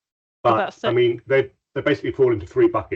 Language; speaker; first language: English; native; English